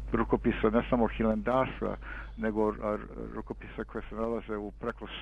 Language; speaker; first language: Serbian; early bilingual, heritage; Serbian